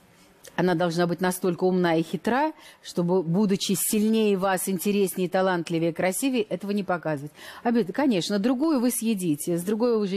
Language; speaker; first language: Russian; native; Russian